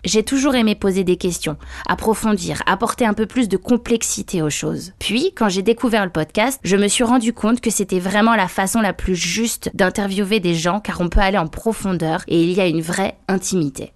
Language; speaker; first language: French; native; French